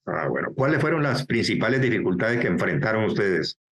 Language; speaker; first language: Spanish; native; Spanish